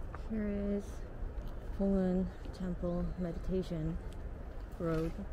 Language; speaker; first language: English; non-native, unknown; Korean